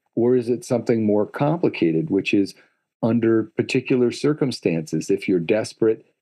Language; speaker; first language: English; native; English